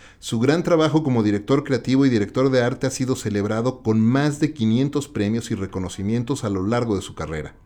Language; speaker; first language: Spanish; native; Spanish